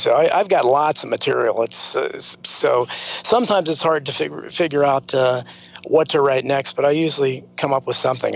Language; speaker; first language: English; native; English